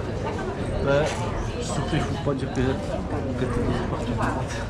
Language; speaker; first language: French; early bilingual, other home language; Polish